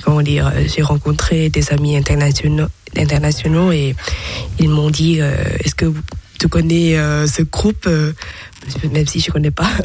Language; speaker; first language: French; non-native, fluent; Thai